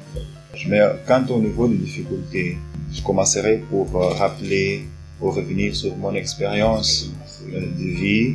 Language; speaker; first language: French; non-native, fluent; Portuguese